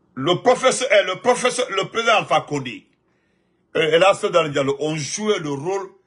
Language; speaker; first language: French; non-native, local second language; Fula